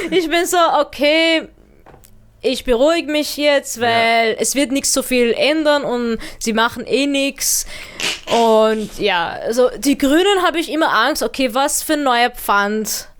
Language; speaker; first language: German; early bilingual, other home language; Arabic